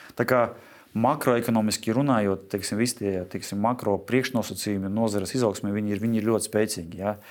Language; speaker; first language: Latvian; non-native, local second language; Russian